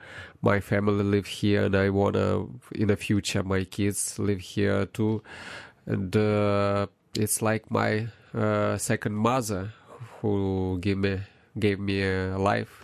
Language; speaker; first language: English; non-native, learner; Ukrainian